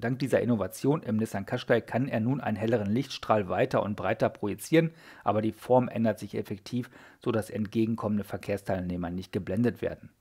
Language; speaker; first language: German; native; German